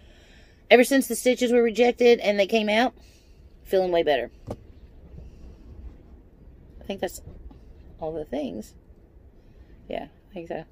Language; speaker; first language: English; native; English